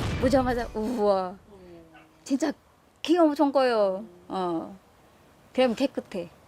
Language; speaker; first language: Korean; non-native, learner; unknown